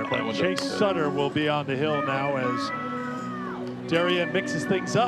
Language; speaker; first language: English; native; English